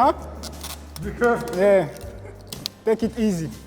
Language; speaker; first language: English; non-native, learner; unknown